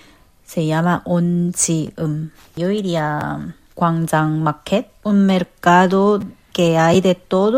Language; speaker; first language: Spanish; non-native, learner; Korean